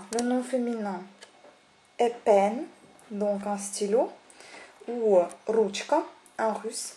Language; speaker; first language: French; native; French